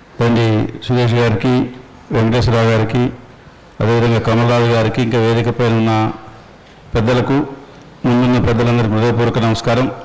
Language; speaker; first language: Telugu; native; Telugu